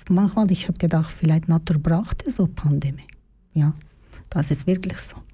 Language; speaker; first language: German; non-native, learner; Turkish